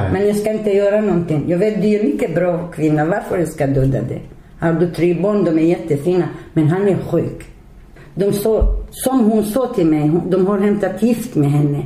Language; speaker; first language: Swedish; non-native, learner; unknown